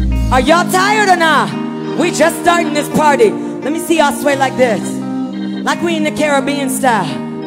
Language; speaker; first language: English; native; English